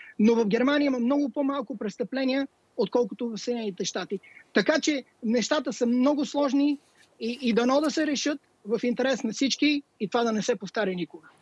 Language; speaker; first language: Bulgarian; native; Bulgarian